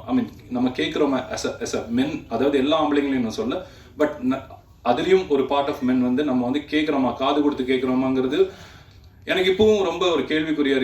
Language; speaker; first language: Tamil; native; Tamil